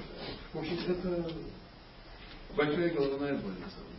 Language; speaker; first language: Russian; native; Russian